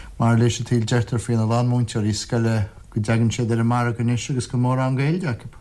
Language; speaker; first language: Irish; native; Irish